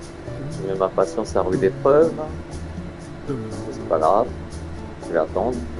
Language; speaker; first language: French; native; French